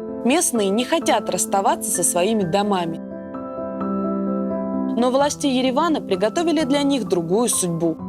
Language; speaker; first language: Russian; native; Russian